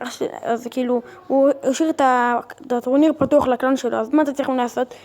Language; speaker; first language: Hebrew; native; Hebrew